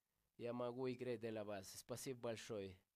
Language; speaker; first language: Russian; non-native, learner; Spanish